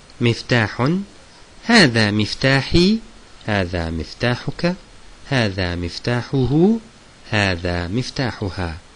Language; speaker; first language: Arabic; non-native, fluent; Turkish